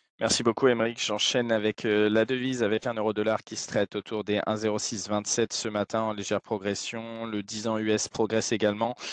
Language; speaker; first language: French; native; French